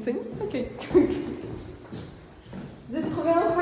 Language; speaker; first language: French; non-native, learner; Portuguese